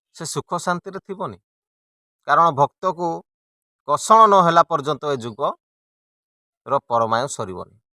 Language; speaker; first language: Odia; native; Odia